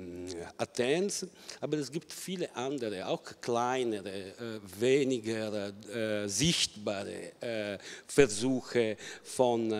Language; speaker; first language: German; non-native, fluent; Italian